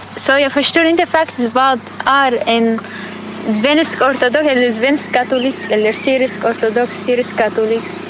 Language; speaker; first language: Swedish; non-native, learner; Arabic